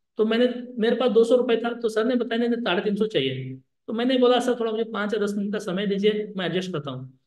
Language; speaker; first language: Hindi; non-native, local second language; Lambadi